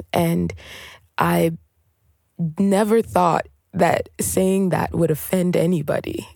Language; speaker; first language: English; non-native, local second language; French